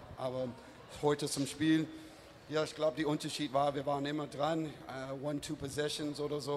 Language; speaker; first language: German; non-native, fluent; English